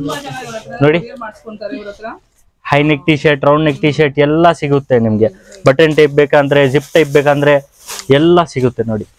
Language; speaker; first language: Kannada; non-native, local second language; Urdu